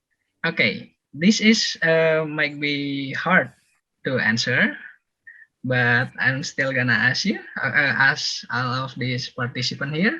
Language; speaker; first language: English; non-native, learner; Indonesian